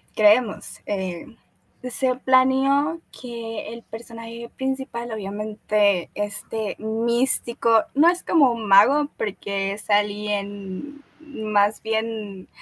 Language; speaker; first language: Spanish; native; Spanish